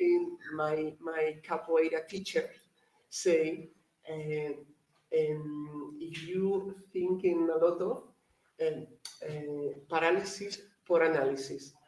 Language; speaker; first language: English; non-native, learner; Spanish